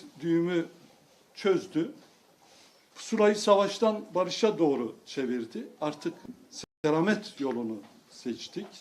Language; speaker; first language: Turkish; non-native, local second language; Kurdish